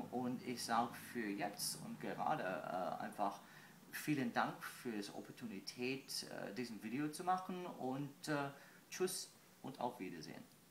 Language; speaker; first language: German; non-native, fluent; English